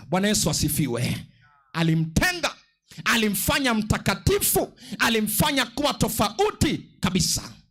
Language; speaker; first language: Swahili; non-native, local second language; Luo (Kenya and Tanzania)